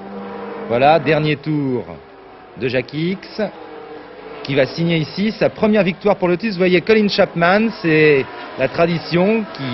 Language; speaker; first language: French; native; French